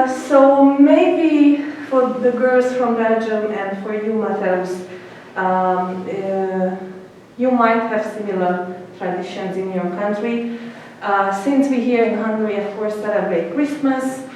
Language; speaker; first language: English; non-native, fluent; Hungarian